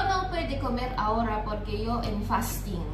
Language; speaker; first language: Spanish; non-native, learner; Filipino